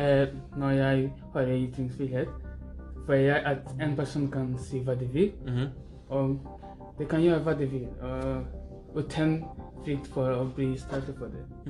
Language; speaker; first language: Norwegian; non-native, learner; Persian